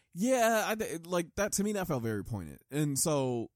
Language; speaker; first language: English; native; English